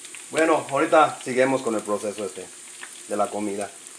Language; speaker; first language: Spanish; native; Spanish